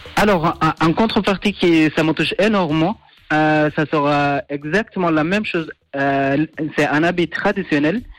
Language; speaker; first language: French; non-native, fluent; Persian